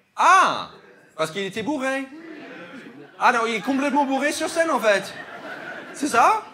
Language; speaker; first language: French; non-native, fluent; English